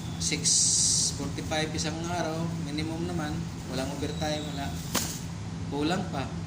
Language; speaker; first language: Filipino; non-native, local second language; Cebuano